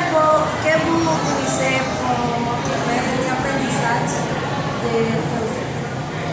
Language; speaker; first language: French; non-native, learner; Spanish